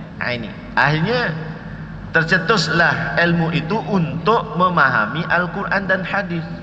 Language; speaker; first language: Malay; native; Malay